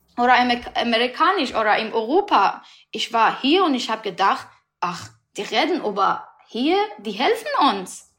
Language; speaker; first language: German; non-native, learner; Persian